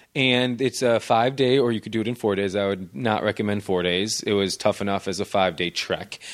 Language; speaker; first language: English; native; English